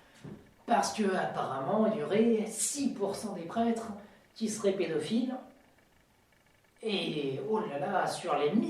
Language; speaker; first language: French; native; French